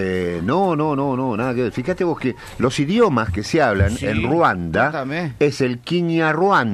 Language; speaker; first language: Spanish; native; Spanish